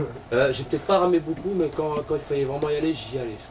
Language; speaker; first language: French; native; French